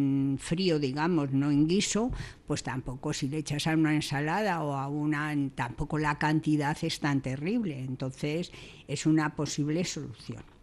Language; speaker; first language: Spanish; native; Spanish